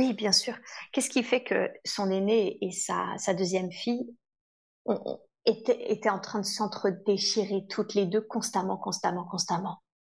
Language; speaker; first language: French; native; French